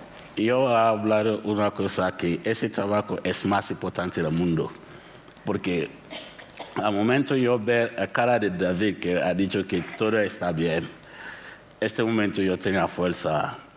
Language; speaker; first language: Spanish; non-native, learner; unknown